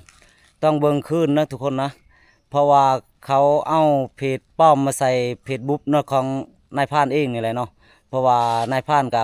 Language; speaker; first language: Thai; non-native, local second language; Northeastern Thai